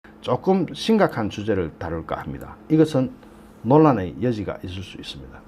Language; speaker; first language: Korean; native; Korean